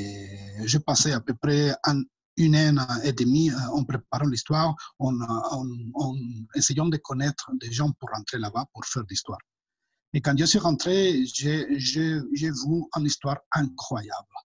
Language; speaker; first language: French; non-native, fluent; Spanish